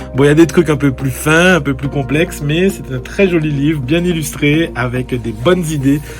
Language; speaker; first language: French; native; French